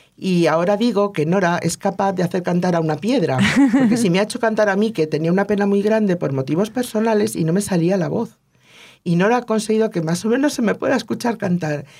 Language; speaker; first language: Spanish; native; Spanish